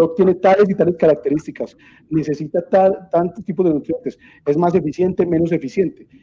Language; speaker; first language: Spanish; native; Spanish